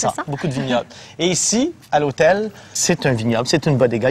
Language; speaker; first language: French; native; French